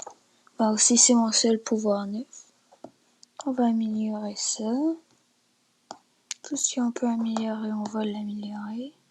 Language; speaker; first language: French; native; French